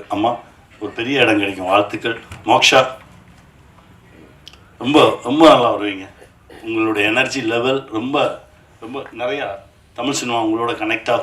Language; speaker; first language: Tamil; native; Tamil